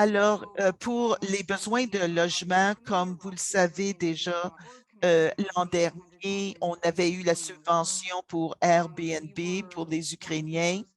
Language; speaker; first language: French; non-native, fluent; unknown